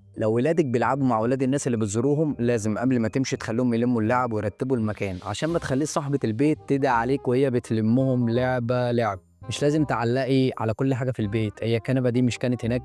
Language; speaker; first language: Arabic; native; Arabic